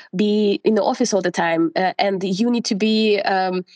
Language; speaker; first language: English; non-native, fluent; Russian